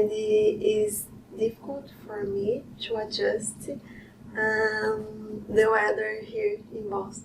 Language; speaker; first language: English; non-native, learner; Portuguese